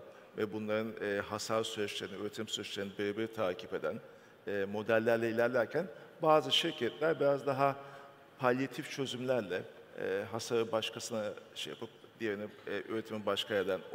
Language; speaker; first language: Turkish; native; Turkish